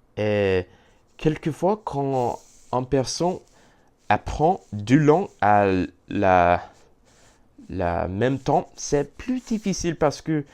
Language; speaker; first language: French; non-native, learner; English